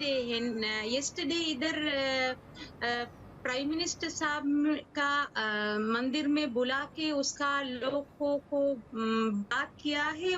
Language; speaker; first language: Hindi; non-native, learner; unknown